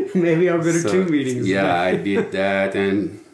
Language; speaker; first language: English; non-native, fluent; Persian